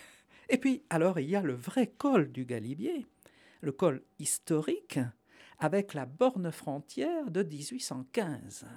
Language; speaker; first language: French; native; French